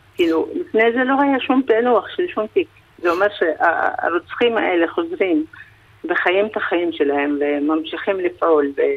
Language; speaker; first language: Hebrew; non-native, local second language; Arabic